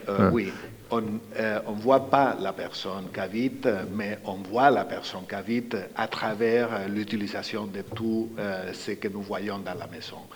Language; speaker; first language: French; non-native, fluent; Spanish